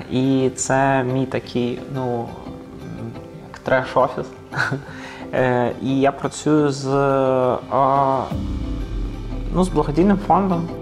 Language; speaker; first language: Ukrainian; early bilingual, heritage; Ukrainian